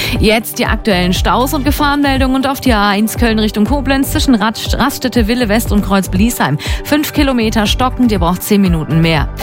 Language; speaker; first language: German; native; German